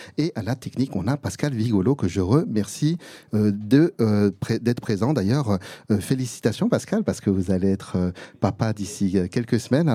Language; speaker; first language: French; native; French